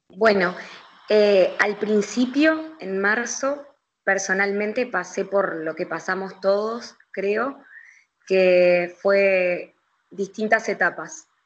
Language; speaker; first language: Spanish; native; Spanish